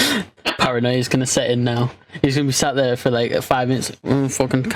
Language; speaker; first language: English; native; English